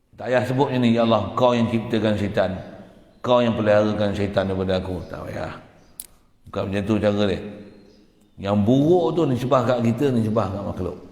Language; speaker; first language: Malay; native; Malay